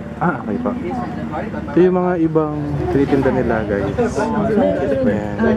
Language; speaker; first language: Filipino; native; Filipino